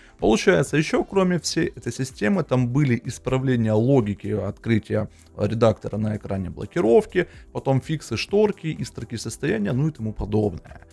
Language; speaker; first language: Russian; native; Russian